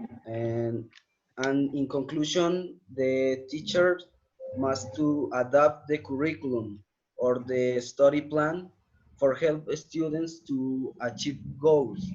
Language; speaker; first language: English; non-native, learner; Spanish